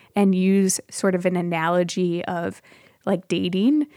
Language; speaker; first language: English; native; English